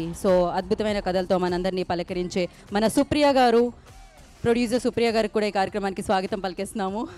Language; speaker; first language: Telugu; native; Telugu